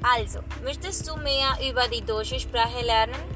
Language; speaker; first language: German; non-native, learner; Spanish